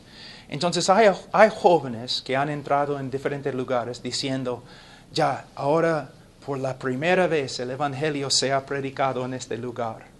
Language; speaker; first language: Spanish; non-native, fluent; English